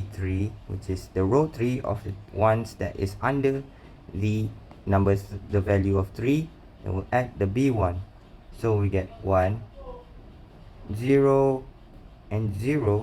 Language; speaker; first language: English; non-native, local second language; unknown